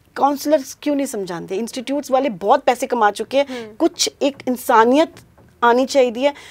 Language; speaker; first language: Hindi; non-native, local second language; Punjabi